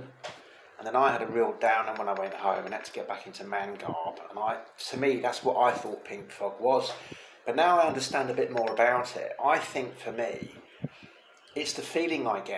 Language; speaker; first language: English; native; English